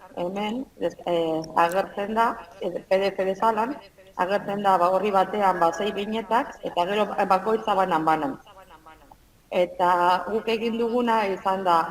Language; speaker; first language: Basque; non-native, local second language; Spanish